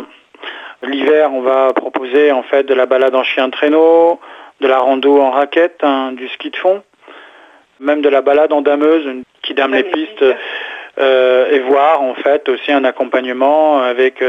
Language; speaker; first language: French; native; French